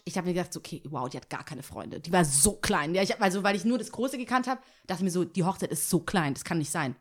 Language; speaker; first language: German; early bilingual, other home language; Tigrinya